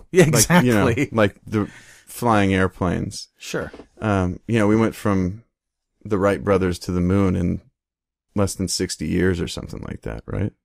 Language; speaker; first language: English; native; English